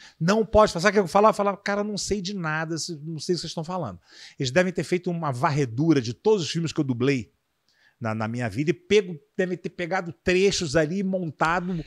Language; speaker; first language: Portuguese; native; Portuguese